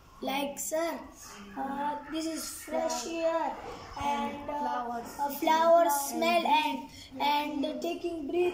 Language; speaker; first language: English; non-native, learner; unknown